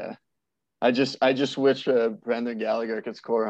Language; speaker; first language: English; non-native, fluent; French